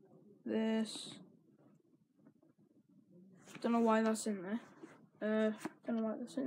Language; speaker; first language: English; native; English